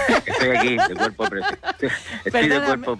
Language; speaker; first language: Spanish; native; Spanish